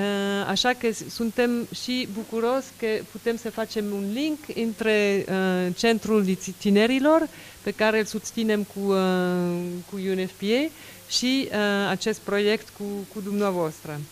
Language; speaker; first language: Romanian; non-native, learner; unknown